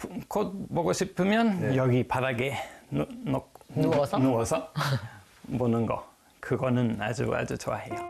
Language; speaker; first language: Korean; non-native, fluent; Spanish